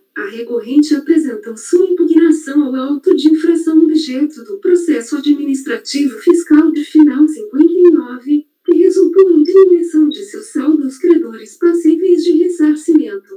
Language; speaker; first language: Portuguese; native; Portuguese